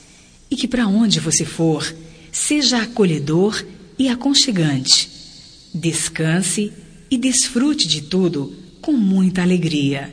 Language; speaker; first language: Portuguese; native; Portuguese